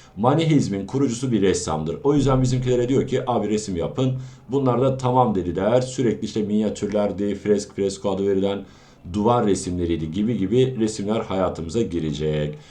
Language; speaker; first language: Turkish; native; Turkish